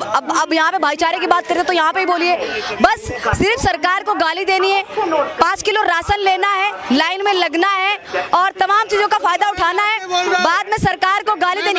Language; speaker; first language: Hindi; native; Hindi